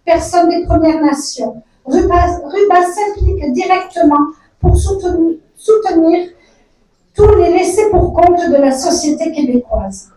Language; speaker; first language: French; native; French